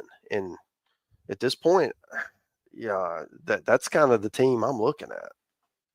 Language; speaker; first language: English; native; English